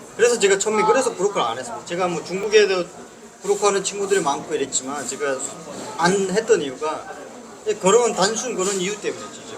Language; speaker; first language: Korean; native; Korean